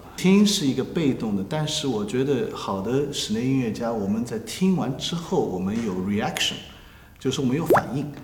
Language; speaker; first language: Chinese; native; Chinese